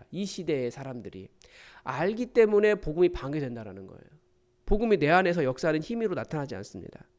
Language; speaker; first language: Korean; native; Korean